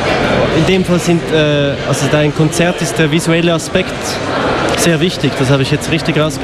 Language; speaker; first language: German; native; German